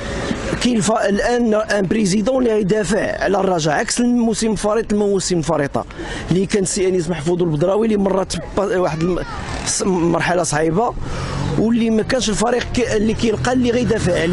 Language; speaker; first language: Arabic; native; Arabic